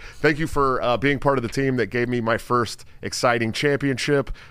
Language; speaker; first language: English; native; English